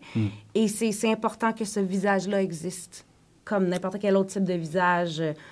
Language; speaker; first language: French; native; French